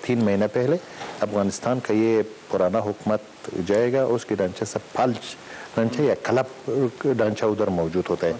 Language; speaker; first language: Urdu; non-native, learner; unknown